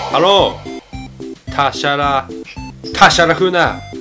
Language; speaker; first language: Thai; non-native, learner; Japanese